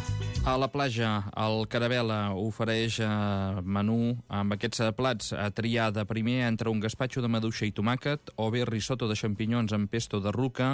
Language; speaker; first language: Catalan; native; Catalan